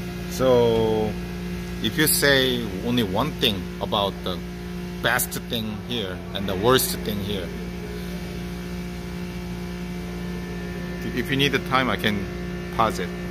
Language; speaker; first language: English; non-native, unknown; Korean